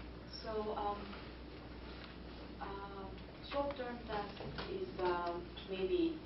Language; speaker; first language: English; non-native, fluent; Japanese